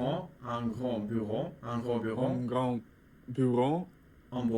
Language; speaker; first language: French; non-native, learner; Russian